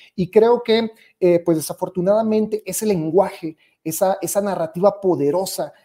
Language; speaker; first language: Spanish; native; Spanish